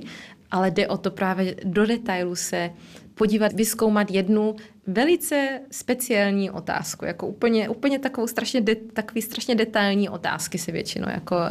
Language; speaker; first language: Czech; early bilingual, heritage; Czech